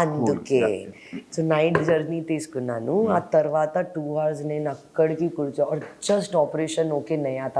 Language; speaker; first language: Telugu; non-native, local second language; Hindi